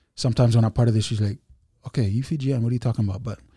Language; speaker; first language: English; early bilingual, other home language; Hindi